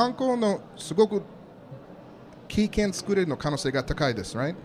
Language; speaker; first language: Japanese; non-native, learner; English